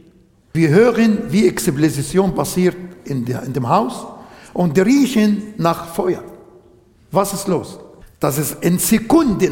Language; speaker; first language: German; non-native, fluent; Arabic